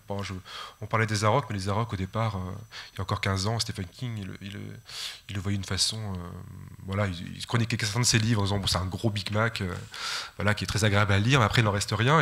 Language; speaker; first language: French; native; French